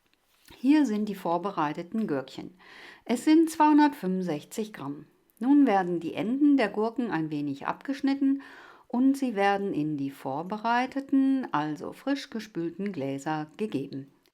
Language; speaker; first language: German; native; German